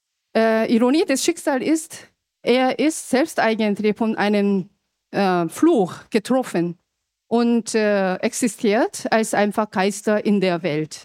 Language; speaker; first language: German; non-native, fluent; Korean